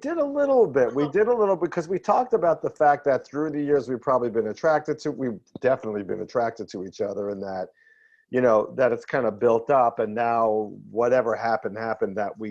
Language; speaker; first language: English; native; English